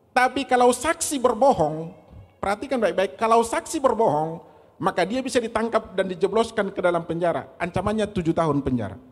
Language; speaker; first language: Indonesian; native; Indonesian